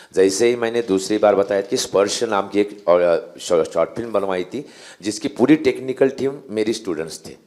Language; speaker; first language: Hindi; non-native, local second language; Marathi